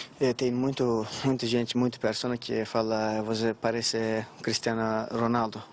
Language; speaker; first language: Portuguese; non-native, learner; Turkish